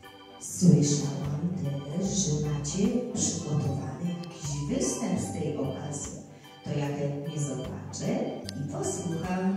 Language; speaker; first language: Polish; native; Polish